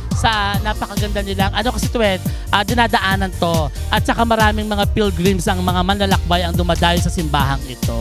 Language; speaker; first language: Filipino; native; Filipino